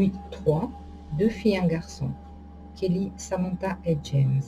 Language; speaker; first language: French; native; French